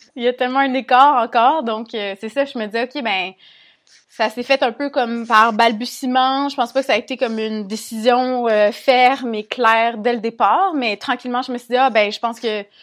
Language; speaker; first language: French; native; French